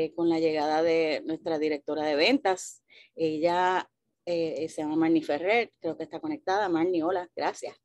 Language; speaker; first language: Spanish; early bilingual, heritage; Spanish